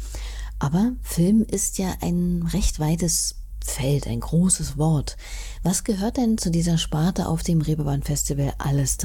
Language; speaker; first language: German; native; German